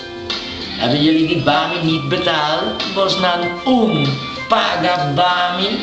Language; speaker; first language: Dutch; non-native, local second language; Papiamento